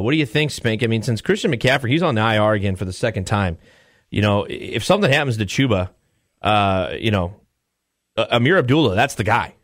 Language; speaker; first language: English; native; English